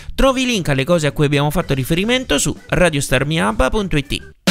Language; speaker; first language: Italian; native; Italian